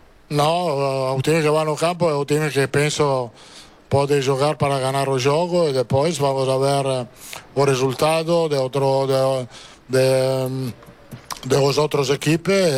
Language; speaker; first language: Portuguese; non-native, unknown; Italian